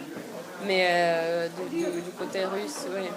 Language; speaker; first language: French; non-native, fluent; Russian